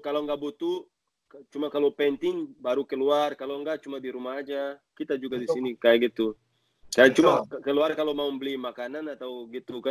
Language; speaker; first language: Indonesian; non-native, learner; Portuguese